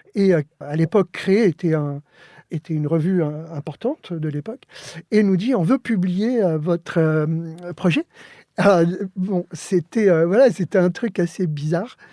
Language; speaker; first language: French; early bilingual, other home language; Spanish